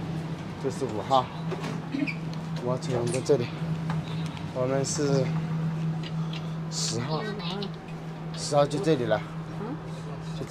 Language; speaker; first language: Chinese; native; Chinese